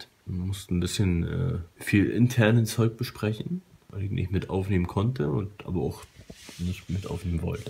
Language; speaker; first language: German; native; German